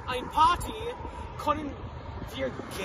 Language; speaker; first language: German; non-native, learner; English